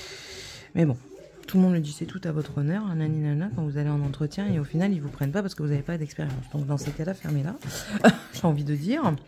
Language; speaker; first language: French; native; French